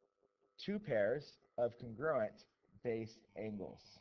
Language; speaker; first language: English; native; English